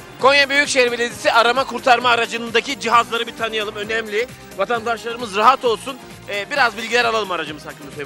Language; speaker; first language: Turkish; native; Turkish